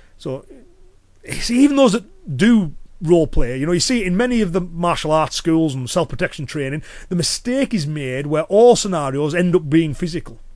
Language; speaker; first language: English; native; English